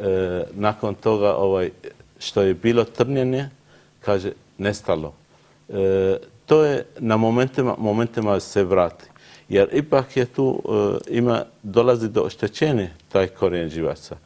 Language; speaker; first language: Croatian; non-native, learner; Arabic